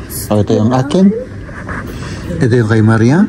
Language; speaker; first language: Filipino; native; Filipino